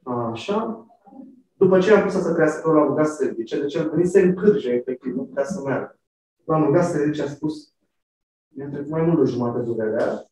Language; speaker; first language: Romanian; native; Romanian